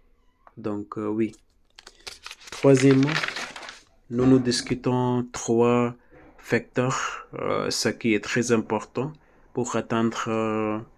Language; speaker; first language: French; non-native, learner; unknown